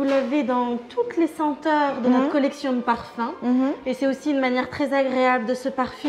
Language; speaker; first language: French; native; French